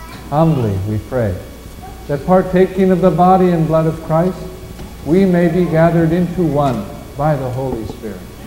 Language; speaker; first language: English; native; English